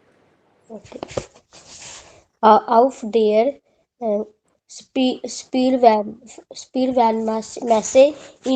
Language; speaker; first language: German; non-native, learner; Hindi